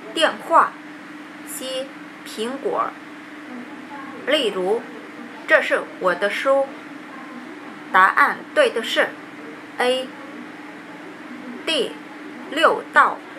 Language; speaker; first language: Chinese; non-native, learner; Vietnamese